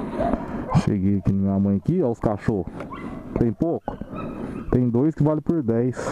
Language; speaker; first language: Portuguese; native; Portuguese